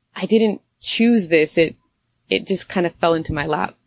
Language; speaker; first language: English; native; English